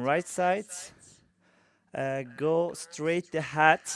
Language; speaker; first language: English; non-native, learner; Turkish